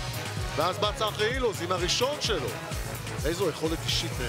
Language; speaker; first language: Hebrew; native; Hebrew